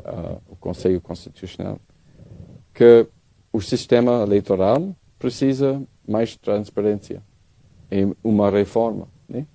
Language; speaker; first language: Portuguese; non-native, learner; English